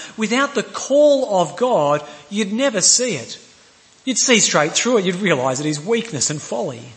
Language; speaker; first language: English; native; English